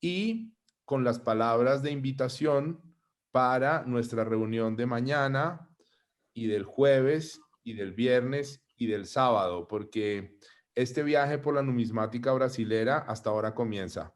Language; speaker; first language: Spanish; native; Spanish